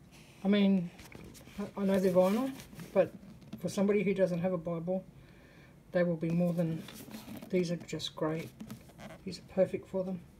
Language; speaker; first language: English; native; English